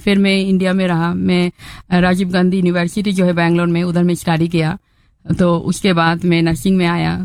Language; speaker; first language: Hindi; non-native, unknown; Bangla